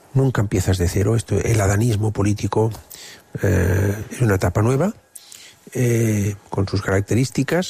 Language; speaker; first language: Spanish; non-native, local second language; Catalan